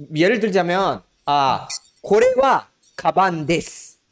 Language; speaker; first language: Korean; non-native, fluent; Spanish